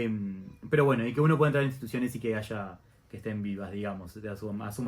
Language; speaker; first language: Spanish; native; Spanish